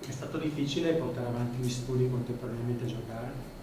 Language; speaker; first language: Italian; native; Italian